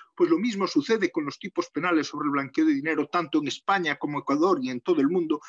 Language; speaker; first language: Spanish; native; Spanish